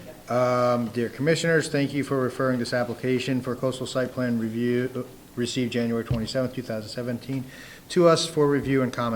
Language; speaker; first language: English; native; English